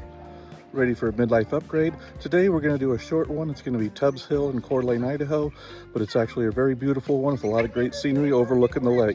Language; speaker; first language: English; native; English